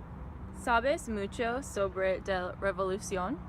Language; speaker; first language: Spanish; non-native, learner; English